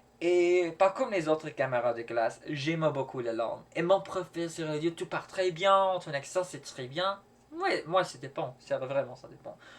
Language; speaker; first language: French; non-native, learner; English